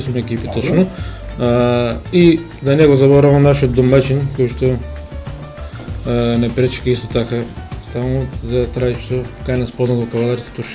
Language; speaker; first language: Macedonian; native; Macedonian